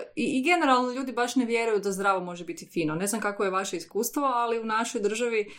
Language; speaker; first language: Croatian; native; Croatian